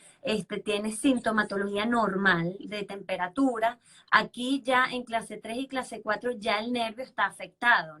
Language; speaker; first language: Spanish; native; Spanish